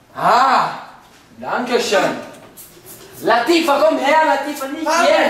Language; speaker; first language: German; non-native, learner; Portuguese